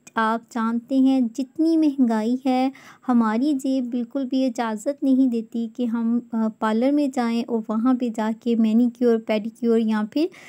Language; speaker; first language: Urdu; native; Urdu